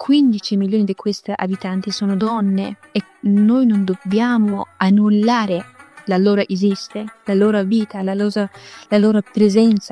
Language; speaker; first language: Italian; non-native, fluent; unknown